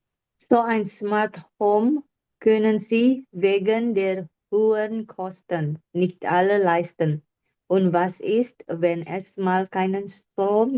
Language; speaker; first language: German; non-native, learner; Indonesian